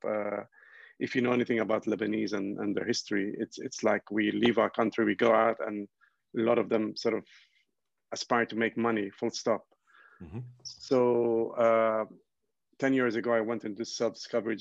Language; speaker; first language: English; non-native, local second language; Arabic